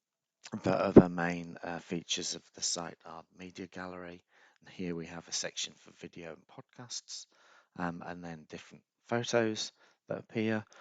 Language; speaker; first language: English; native; English